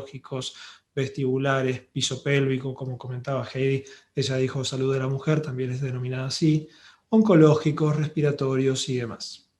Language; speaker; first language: Spanish; native; Spanish